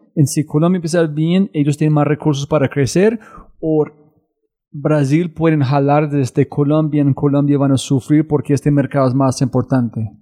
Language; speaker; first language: Spanish; non-native, learner; English